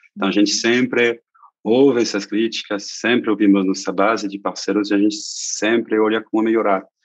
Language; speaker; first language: Portuguese; non-native, fluent; French